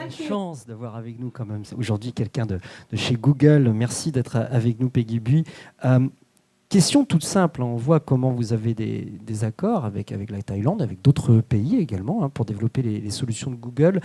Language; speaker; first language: French; native; French